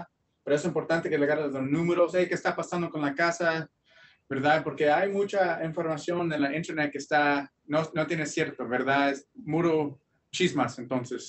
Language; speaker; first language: Spanish; early bilingual, heritage; Spanish